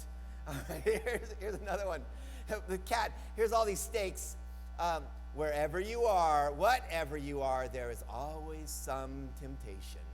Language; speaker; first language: English; native; English